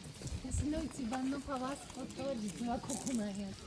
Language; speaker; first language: Japanese; native; Japanese